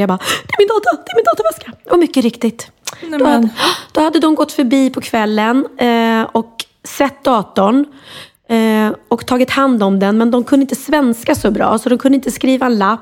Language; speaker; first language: Swedish; native; Swedish